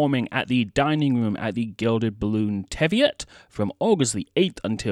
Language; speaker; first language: English; native; English